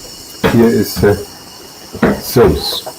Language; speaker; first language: English; non-native, learner; German